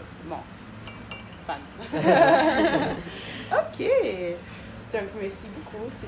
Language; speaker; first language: French; non-native, fluent; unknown